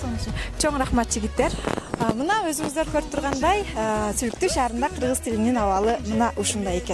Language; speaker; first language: Kyrgyz; native; Kyrgyz